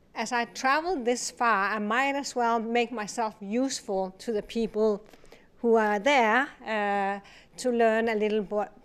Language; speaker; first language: English; non-native, fluent; Kalaallisut